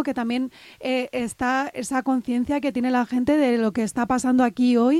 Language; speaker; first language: Spanish; native; Spanish